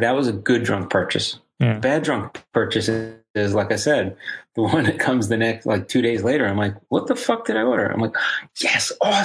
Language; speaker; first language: English; native; English